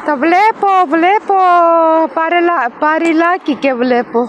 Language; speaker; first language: Greek; non-native, learner; Armenian